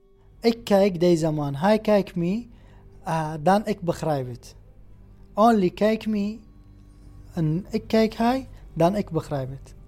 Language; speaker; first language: Dutch; non-native, learner; Arabic